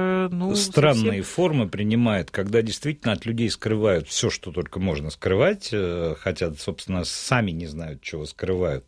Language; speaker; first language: Russian; native; Russian